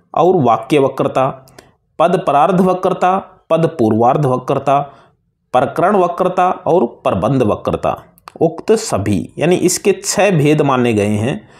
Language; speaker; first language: Hindi; native; Hindi